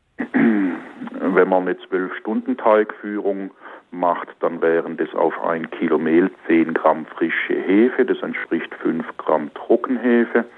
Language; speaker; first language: German; native; German